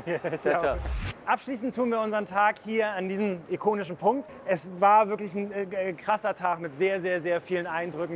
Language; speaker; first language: German; native; German